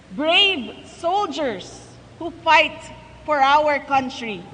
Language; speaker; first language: English; non-native, local second language; Cebuano